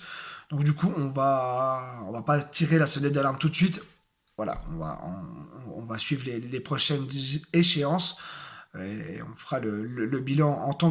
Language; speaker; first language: French; native; French